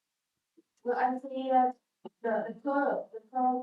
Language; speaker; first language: English; non-native, learner; Vietnamese